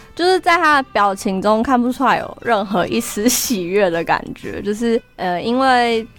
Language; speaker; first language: Chinese; native; Chinese